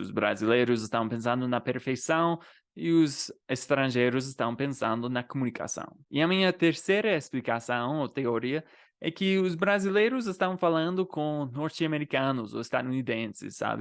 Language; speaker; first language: Portuguese; non-native, fluent; English